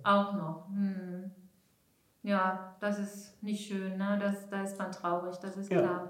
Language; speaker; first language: German; native; German